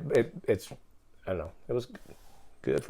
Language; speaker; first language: English; native; English